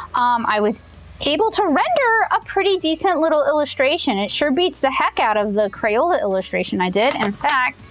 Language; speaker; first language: English; native; English